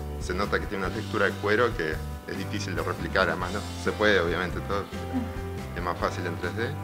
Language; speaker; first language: Spanish; early bilingual, other home language; Russian